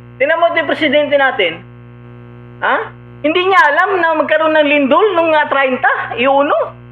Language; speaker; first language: Filipino; non-native, local second language; Cebuano